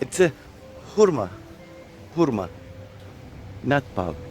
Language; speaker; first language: English; non-native, learner; Turkish